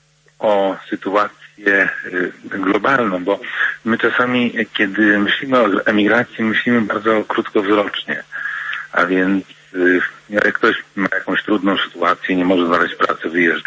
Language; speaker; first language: Polish; native; Polish